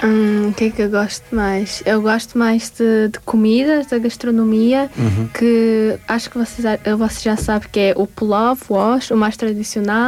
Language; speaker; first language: Portuguese; early bilingual, other home language; Tajik